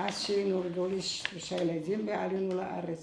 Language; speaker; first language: Hebrew; non-native, fluent; Arabic